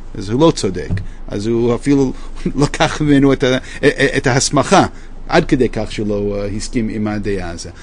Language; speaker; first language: Hebrew; non-native, fluent; English